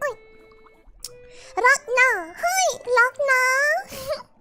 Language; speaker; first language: Japanese; non-native, learner; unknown